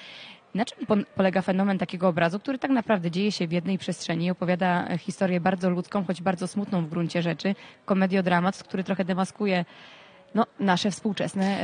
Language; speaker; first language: Polish; native; Polish